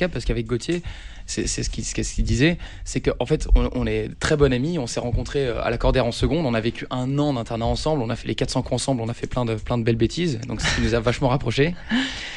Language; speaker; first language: French; native; French